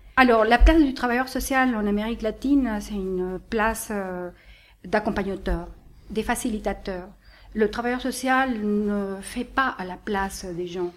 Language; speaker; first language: French; non-native, fluent; Spanish